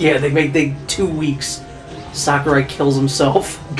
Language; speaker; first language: English; native; English